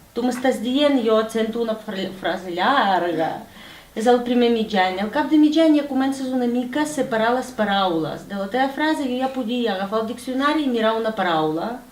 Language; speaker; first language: Catalan; early bilingual, other home language; Russian